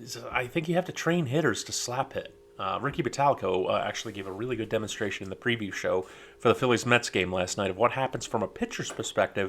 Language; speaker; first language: English; native; English